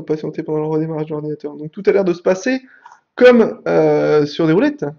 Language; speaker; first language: French; native; French